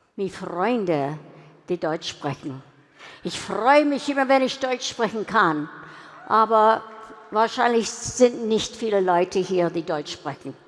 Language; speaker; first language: German; non-native, learner; English